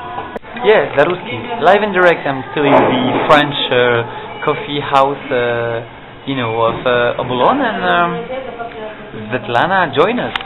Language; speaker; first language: English; non-native, fluent; French